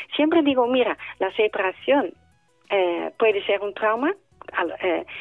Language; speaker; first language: Spanish; non-native, fluent; Dutch